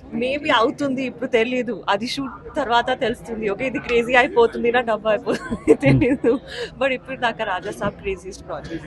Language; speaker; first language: Telugu; non-native, learner; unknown